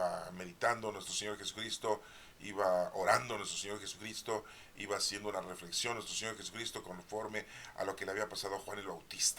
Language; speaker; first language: Spanish; native; Spanish